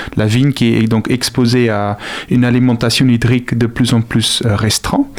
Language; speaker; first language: French; non-native, fluent; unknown